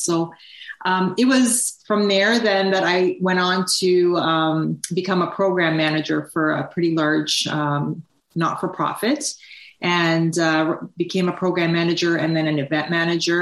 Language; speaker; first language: English; native; English